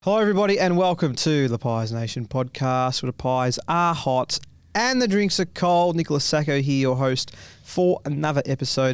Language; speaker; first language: English; native; English